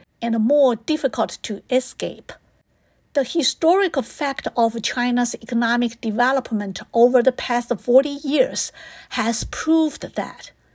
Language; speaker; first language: English; non-native, fluent; Chinese